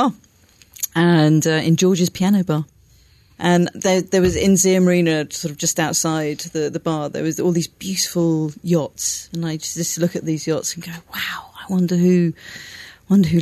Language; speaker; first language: English; native; English